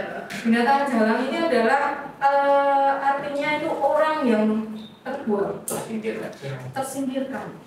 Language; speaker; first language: Indonesian; native; Indonesian